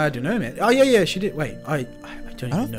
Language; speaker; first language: English; native; English